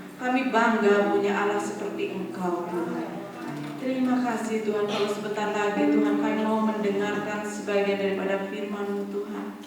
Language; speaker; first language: Indonesian; native; Indonesian